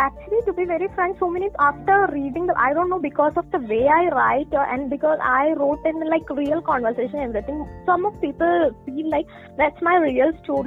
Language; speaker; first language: English; non-native, local second language; Malayalam